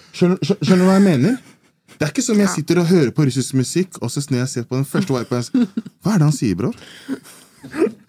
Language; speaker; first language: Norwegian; early bilingual, other home language; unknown